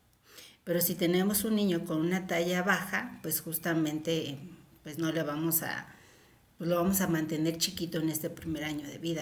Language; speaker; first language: Spanish; native; Spanish